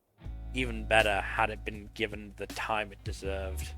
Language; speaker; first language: English; native; English